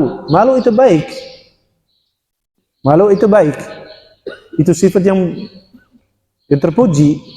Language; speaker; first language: Indonesian; non-native, fluent; Dutch